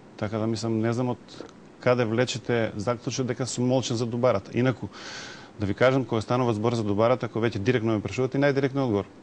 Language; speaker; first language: Macedonian; non-native, local second language; Serbian